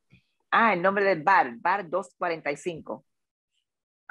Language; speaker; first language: Spanish; early bilingual, other home language; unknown